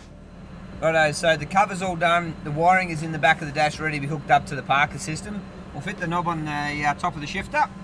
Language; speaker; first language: English; native; English